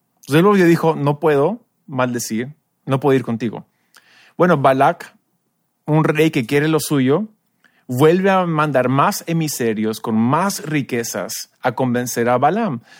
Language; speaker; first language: Spanish; early bilingual, other home language; English